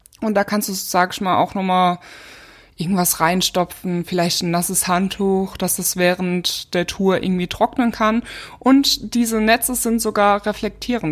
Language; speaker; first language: German; native; German